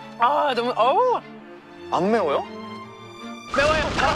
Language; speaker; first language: Korean; non-native, learner; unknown